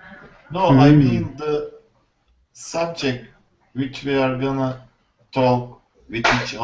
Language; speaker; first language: English; non-native, learner; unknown